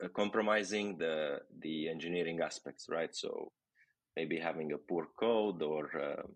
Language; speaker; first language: English; non-native, fluent; Romanian